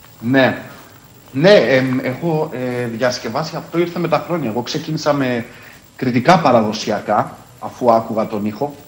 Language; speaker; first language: Greek; early bilingual, heritage; Greek